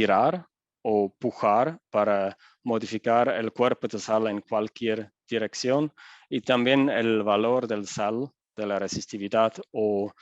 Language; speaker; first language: Spanish; non-native, fluent; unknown